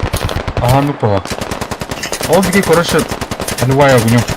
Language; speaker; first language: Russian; non-native, local second language; Yakut